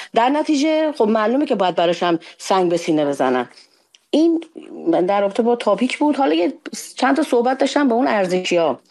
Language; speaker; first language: Persian; native; Persian